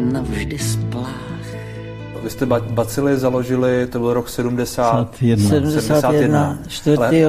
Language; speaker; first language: Czech; native; Czech